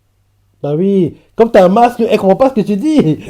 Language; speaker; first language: French; native; French